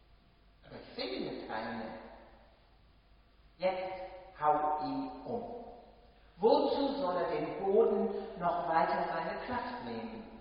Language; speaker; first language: German; native; German